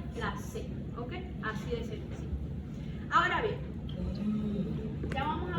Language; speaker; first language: Spanish; native; Spanish